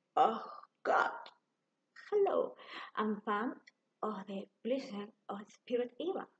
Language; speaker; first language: English; non-native, learner; Spanish